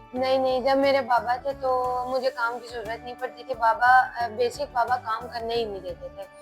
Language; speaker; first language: Urdu; native; Urdu